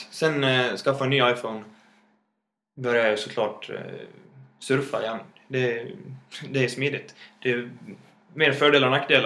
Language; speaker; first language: Swedish; native; Swedish